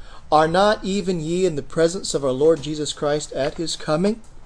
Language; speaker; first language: English; native; English